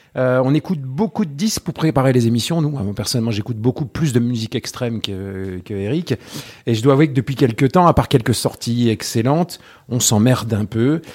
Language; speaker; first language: French; native; French